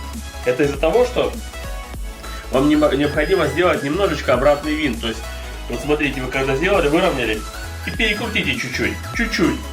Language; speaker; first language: Russian; native; Russian